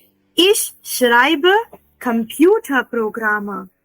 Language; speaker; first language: German; non-native, fluent; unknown